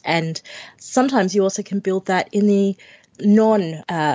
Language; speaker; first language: English; native; English